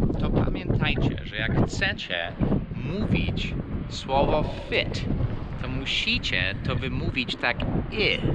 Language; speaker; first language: Polish; non-native, fluent; English